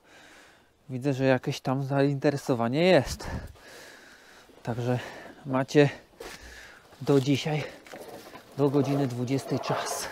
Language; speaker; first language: Polish; native; Polish